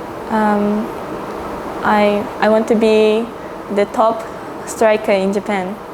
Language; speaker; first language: English; non-native, learner; Japanese